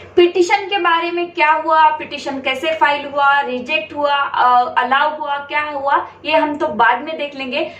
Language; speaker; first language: Hindi; non-native, local second language; Marathi